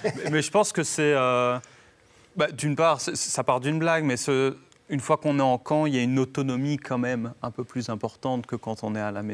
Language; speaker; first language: French; native; French